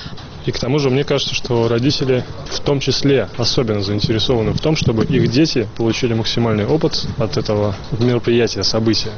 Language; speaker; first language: Russian; native; Russian